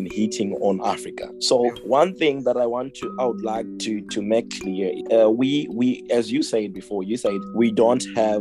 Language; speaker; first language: English; non-native, local second language; Shona